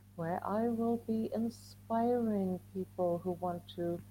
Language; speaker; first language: English; non-native, fluent; Swedish